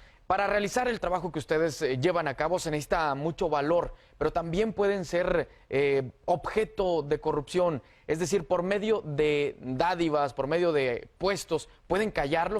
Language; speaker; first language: Spanish; native; Spanish